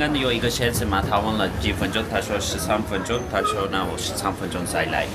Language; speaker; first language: Chinese; non-native, fluent; Turkish